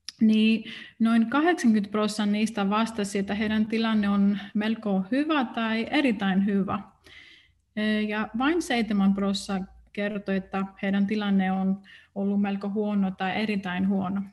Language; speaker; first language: Finnish; non-native, fluent; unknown